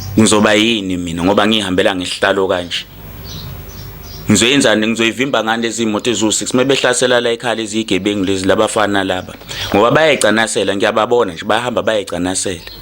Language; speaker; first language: Zulu; native; Zulu